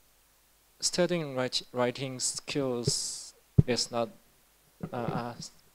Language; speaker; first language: English; non-native, learner; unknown